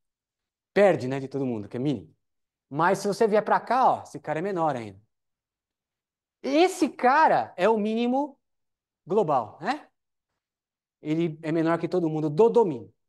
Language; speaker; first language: Portuguese; native; Portuguese